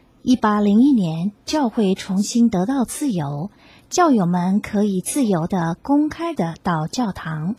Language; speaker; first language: Chinese; native; Chinese